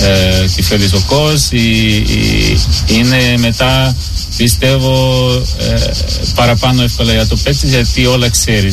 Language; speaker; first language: Greek; non-native, learner; Portuguese